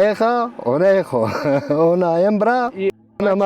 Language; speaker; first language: Spanish; non-native, learner; Arabic